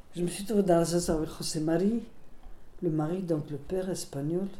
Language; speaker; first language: French; non-native, local second language; Swiss German